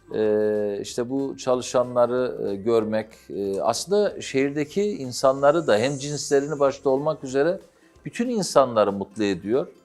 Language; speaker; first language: Turkish; native; Turkish